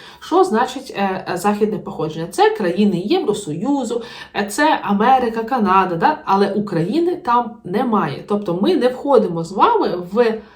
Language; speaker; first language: Ukrainian; native; Ukrainian